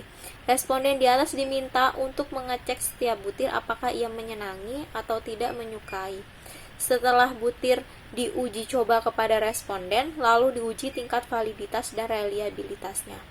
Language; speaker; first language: Indonesian; native; Indonesian